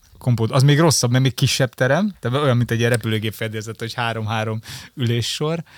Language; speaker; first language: Hungarian; native; Hungarian